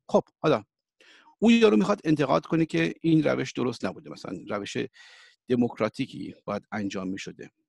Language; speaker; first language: Persian; early bilingual, heritage; Persian